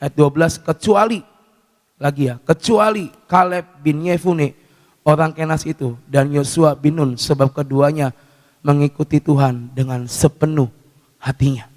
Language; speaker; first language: Indonesian; native; Indonesian